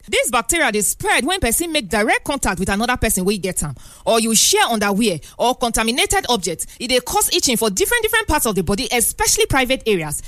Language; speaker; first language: Nigerian Pidgin; native; Nigerian Pidgin